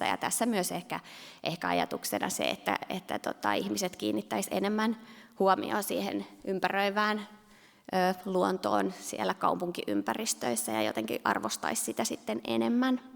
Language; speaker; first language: Finnish; native; Finnish